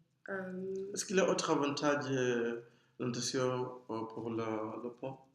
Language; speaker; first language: French; non-native, fluent; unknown